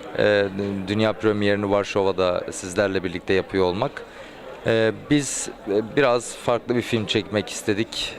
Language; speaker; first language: Turkish; native; Turkish